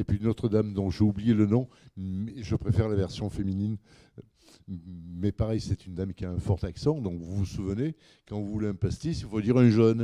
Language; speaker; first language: French; native; French